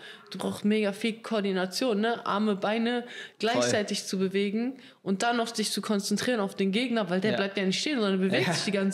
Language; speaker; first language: German; early bilingual, other home language; Russian